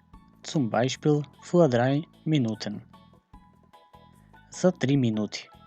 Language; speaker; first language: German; non-native, fluent; Macedonian